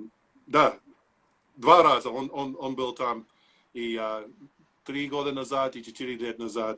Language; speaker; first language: Russian; non-native, learner; English